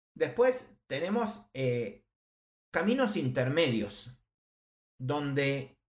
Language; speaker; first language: Spanish; native; Spanish